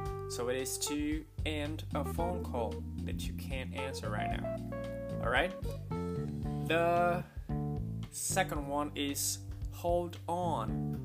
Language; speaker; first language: English; non-native, fluent; Portuguese